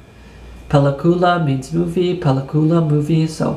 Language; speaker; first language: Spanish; non-native, learner; English